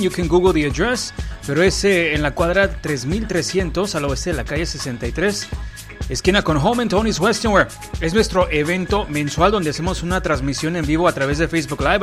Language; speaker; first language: Spanish; early bilingual, heritage; Spanish